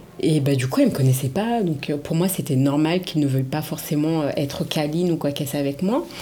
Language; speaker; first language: French; early bilingual, other home language; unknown